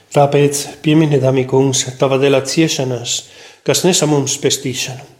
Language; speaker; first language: Latvian; non-native, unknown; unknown